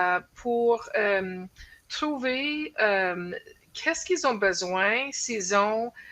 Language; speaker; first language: French; non-native, local second language; English